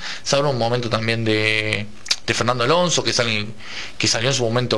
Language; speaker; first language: Spanish; native; Spanish